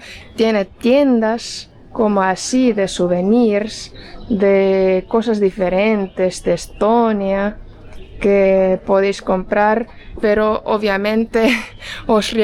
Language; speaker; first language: Spanish; non-native, fluent; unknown